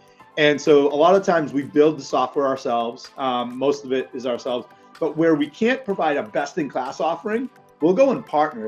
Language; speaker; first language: English; native; English